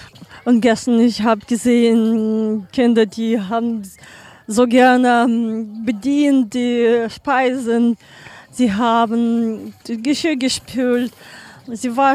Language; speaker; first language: German; non-native, learner; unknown